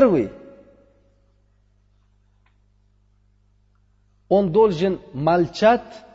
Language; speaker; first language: Russian; non-native, fluent; Uzbek